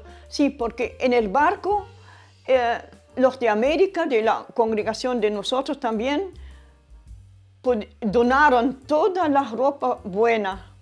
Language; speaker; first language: Spanish; early bilingual, other home language; German